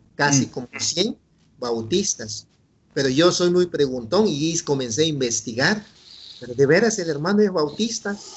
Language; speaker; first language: Spanish; non-native, local second language; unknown